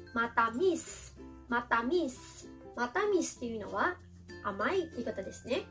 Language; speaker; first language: Japanese; non-native, fluent; Filipino